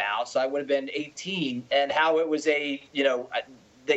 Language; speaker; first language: English; native; English